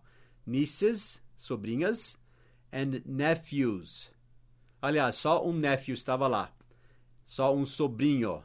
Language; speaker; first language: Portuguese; non-native, fluent; English